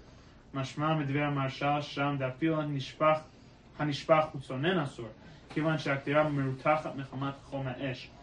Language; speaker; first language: Hebrew; non-native, fluent; English